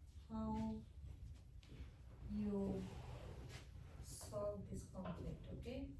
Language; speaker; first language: English; non-native, fluent; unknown